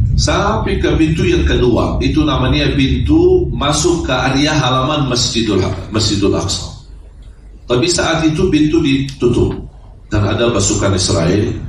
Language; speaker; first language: Indonesian; non-native, fluent; Arabic